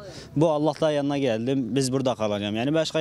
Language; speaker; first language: Turkish; non-native, learner; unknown